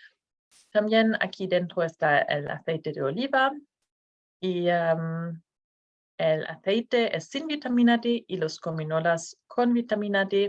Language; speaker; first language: Spanish; non-native, fluent; Norwegian